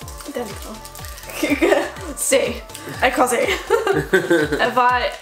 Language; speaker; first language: Italian; non-native, fluent; English